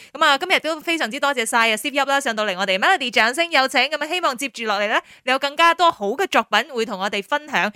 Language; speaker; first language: Cantonese; native; Cantonese